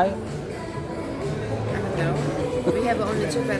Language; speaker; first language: English; non-native, learner; Korean